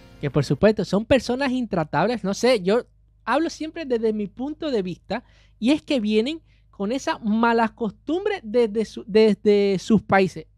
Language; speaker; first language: Spanish; native; Spanish